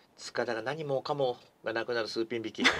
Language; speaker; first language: Japanese; native; Japanese